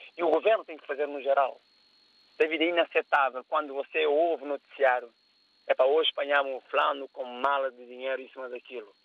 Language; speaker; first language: Portuguese; non-native, local second language; Kabuverdianu